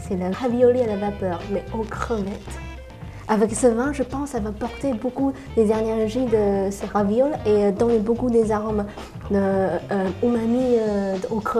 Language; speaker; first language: French; non-native, fluent; Chinese